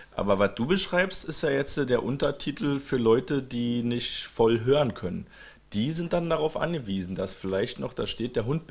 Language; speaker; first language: German; native; German